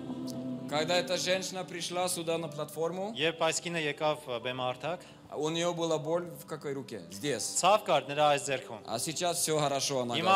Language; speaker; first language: Russian; non-native, fluent; Armenian